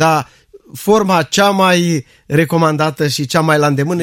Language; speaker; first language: Romanian; native; Romanian